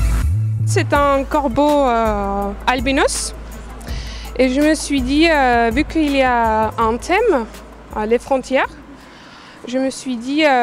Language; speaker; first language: French; non-native, learner; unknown